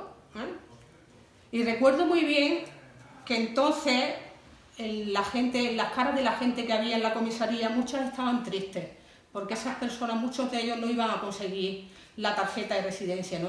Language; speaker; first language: Spanish; native; Spanish